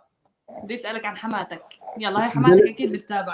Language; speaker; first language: Arabic; native; Arabic